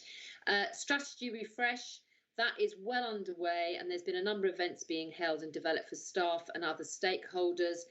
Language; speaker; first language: English; native; English